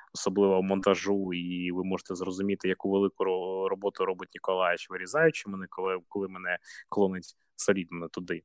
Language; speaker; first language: Ukrainian; native; Ukrainian